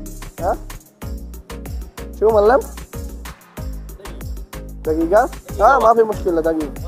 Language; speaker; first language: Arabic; non-native, learner; Bangla